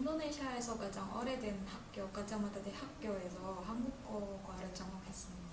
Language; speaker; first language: Korean; non-native, fluent; Indonesian